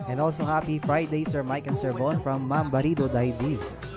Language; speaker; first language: English; non-native, local second language; Filipino